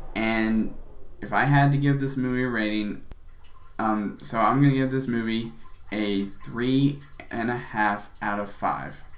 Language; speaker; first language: English; native; English